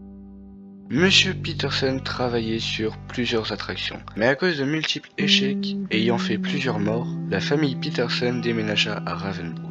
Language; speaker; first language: French; native; French